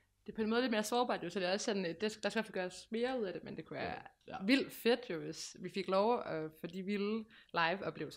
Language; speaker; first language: Danish; native; Danish